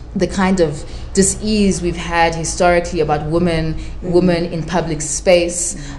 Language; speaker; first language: English; non-native, local second language; Shona